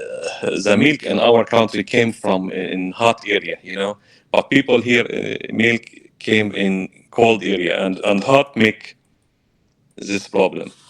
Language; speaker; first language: English; non-native, learner; Arabic